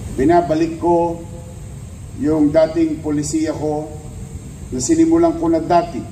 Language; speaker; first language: Filipino; native; Filipino